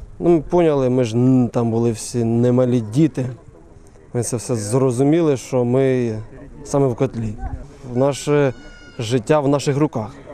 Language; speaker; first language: Ukrainian; native; Ukrainian